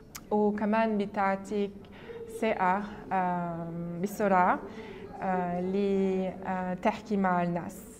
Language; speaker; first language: Arabic; non-native, learner; German